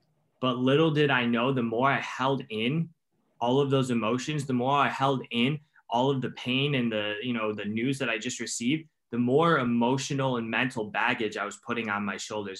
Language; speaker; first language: English; native; English